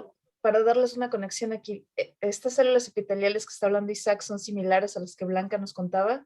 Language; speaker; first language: Spanish; native; Spanish